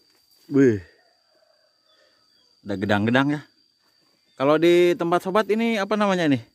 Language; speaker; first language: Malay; non-native, local second language; Sundanese